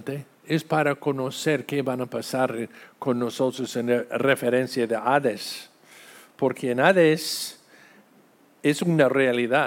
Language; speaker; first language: Spanish; non-native, fluent; English